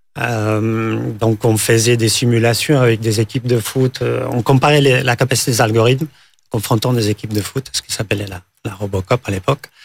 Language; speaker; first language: French; non-native, fluent; Catalan